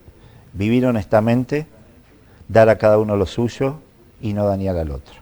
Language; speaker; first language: Spanish; native; Spanish